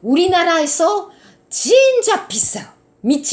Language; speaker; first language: Korean; non-native, fluent; French